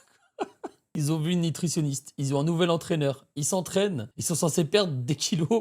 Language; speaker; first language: French; native; French